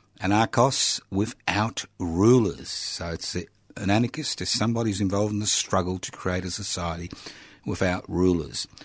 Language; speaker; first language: English; early bilingual, other home language; Italian